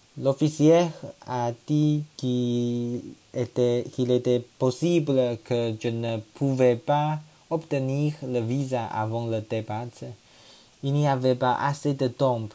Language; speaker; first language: French; non-native, learner; Chinese